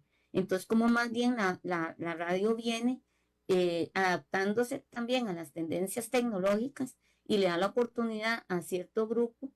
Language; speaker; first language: Spanish; native; Spanish